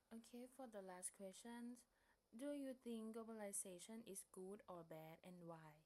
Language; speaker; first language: English; non-native, learner; Thai